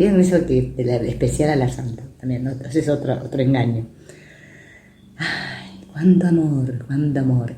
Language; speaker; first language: Spanish; native; Spanish